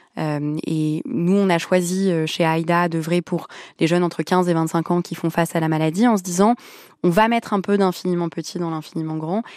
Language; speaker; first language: French; early bilingual, other home language; Arabic